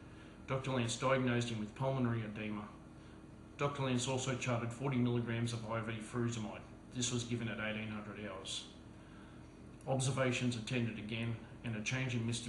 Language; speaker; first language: English; native; English